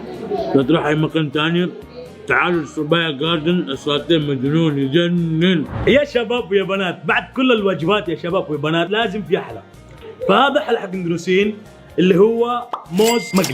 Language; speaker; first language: Arabic; native; Arabic